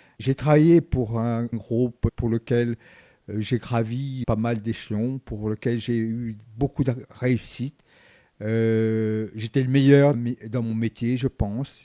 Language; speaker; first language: French; early bilingual, other home language; Vietnamese